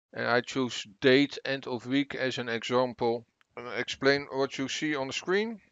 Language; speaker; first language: English; non-native, fluent; Dutch